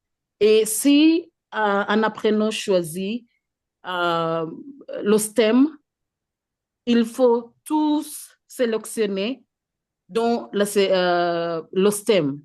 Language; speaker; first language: French; non-native, fluent; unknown